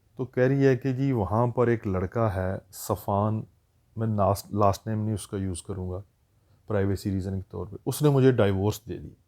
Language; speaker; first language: Urdu; native; Urdu